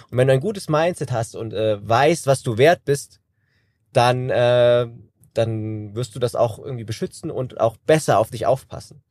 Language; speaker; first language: German; native; German